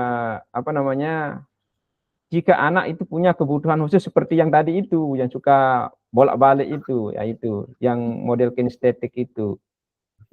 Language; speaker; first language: Indonesian; non-native, local second language; Sasak